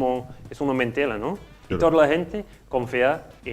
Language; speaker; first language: Spanish; non-native, learner; English